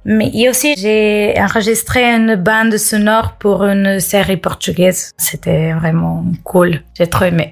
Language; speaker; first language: French; non-native, fluent; Portuguese